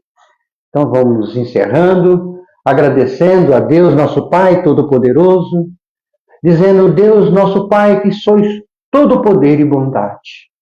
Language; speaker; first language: Portuguese; native; Portuguese